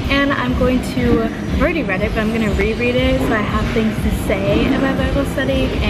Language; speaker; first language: English; native; English